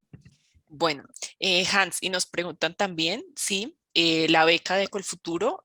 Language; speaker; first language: Spanish; native; Spanish